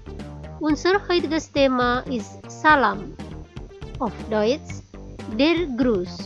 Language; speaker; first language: German; non-native, fluent; Indonesian